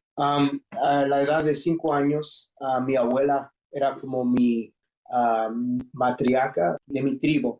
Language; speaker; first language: Spanish; early bilingual, heritage; English